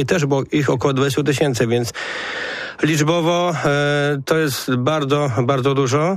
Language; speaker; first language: Polish; native; Polish